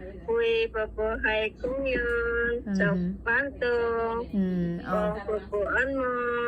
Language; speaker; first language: Cantonese; non-native, learner; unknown